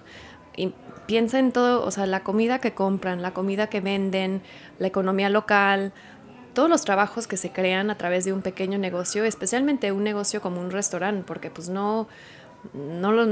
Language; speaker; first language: Spanish; early bilingual, heritage; Spanish